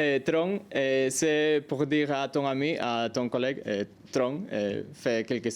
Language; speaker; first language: French; non-native, learner; Spanish